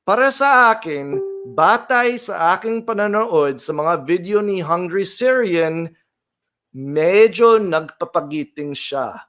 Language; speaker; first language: Filipino; non-native, fluent; English